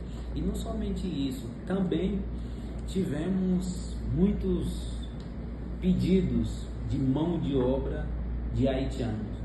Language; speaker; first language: Portuguese; non-native, fluent; Haitian Creole